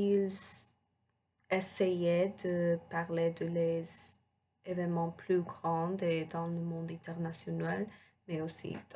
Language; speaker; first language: French; non-native, learner; English